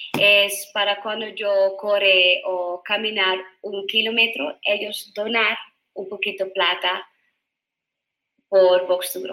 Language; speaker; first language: Spanish; non-native, learner; Dutch